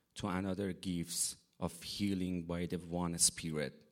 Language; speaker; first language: English; non-native, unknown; Persian